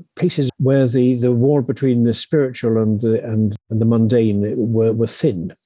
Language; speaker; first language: English; native; English